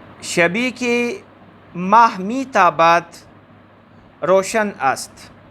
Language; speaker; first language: Persian; non-native, fluent; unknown